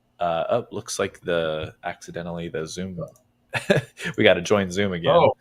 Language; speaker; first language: English; native; English